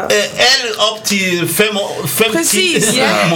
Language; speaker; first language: Danish; non-native, fluent; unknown